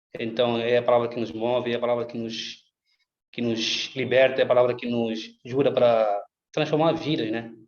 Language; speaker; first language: Portuguese; non-native, local second language; Upper Guinea Crioulo